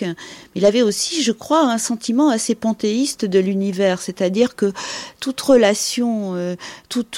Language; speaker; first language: French; native; French